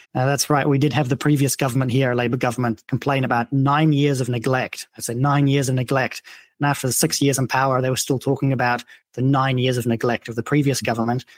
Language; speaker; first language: English; non-native, fluent; Dutch